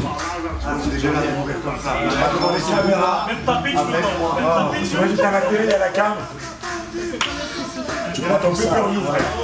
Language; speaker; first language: French; native; French